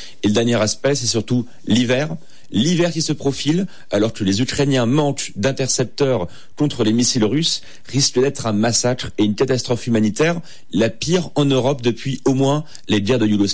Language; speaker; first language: French; native; French